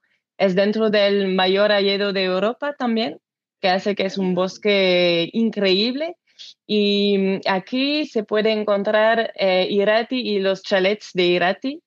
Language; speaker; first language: Spanish; non-native, learner; French